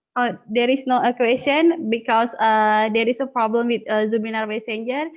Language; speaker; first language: English; non-native, learner; Indonesian